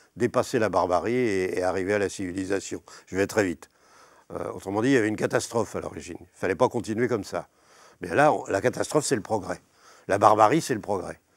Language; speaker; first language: French; native; French